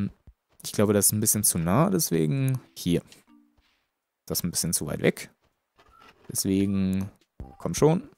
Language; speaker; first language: German; native; German